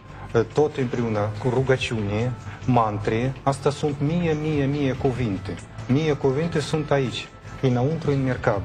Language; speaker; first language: Romanian; non-native, learner; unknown